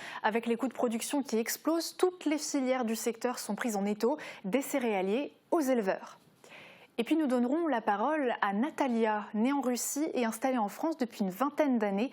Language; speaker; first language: French; native; French